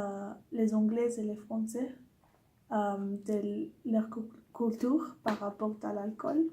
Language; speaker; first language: French; non-native, learner; English